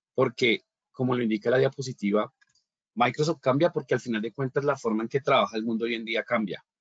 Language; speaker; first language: Spanish; native; Spanish